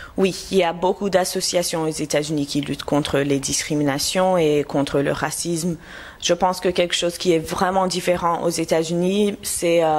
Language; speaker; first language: French; non-native, fluent; English